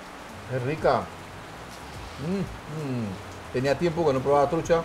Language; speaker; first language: Spanish; native; Spanish